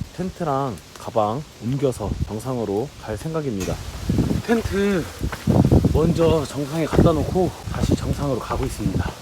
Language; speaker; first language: Korean; native; Korean